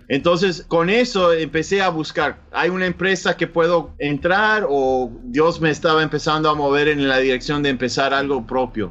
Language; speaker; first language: Spanish; non-native, fluent; English